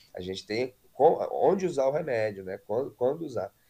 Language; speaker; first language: Portuguese; native; Portuguese